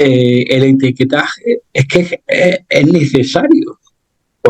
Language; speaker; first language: Spanish; native; Spanish